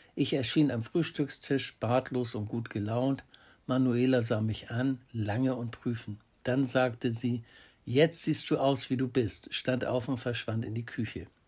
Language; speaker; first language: German; native; German